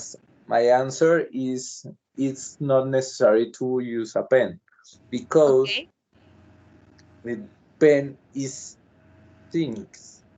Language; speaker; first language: English; non-native, learner; Spanish